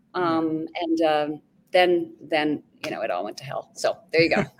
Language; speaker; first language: English; native; English